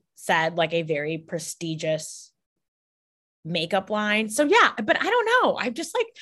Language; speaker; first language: English; native; English